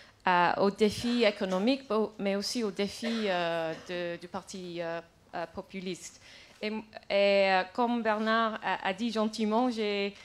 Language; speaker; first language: French; non-native, fluent; English